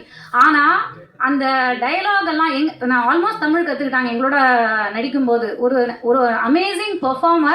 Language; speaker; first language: Tamil; native; Tamil